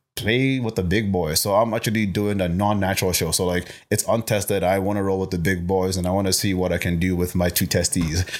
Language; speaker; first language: English; non-native, local second language; Yoruba